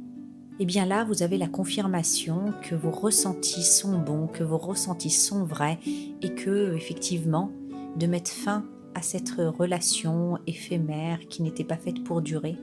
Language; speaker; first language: French; native; French